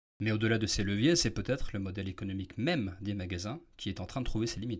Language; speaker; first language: French; native; French